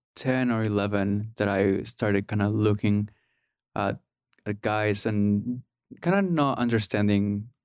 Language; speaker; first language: English; early bilingual, other home language; Spanish